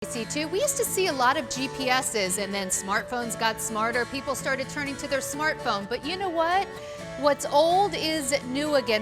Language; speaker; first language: English; native; English